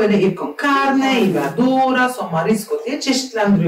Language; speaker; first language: Spanish; non-native, fluent; Turkish